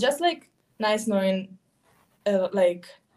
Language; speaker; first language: English; non-native, fluent; Hebrew